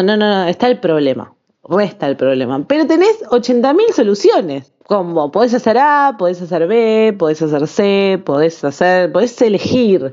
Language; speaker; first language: Spanish; native; Spanish